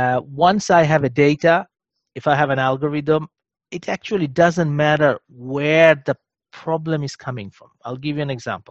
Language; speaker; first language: English; non-native, local second language; Bangla